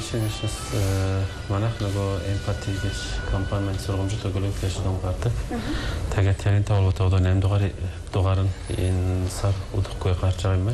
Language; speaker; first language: Mongolian; non-native, fluent; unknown